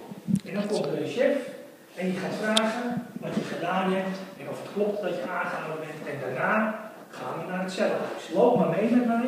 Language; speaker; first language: Dutch; native; Dutch